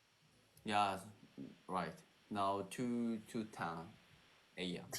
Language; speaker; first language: English; non-native, learner; Korean